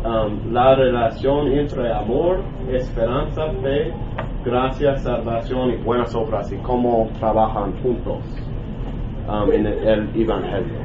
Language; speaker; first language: Spanish; non-native, learner; English